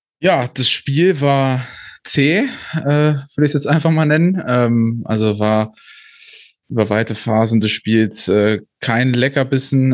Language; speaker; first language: German; native; German